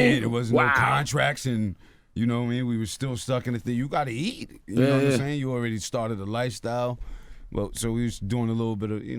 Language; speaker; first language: English; native; English